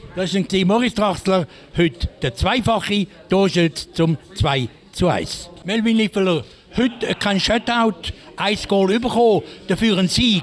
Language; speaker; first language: German; native; German